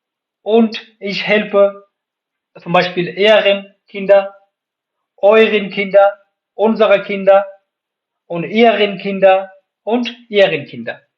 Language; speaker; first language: German; non-native, fluent; Pashto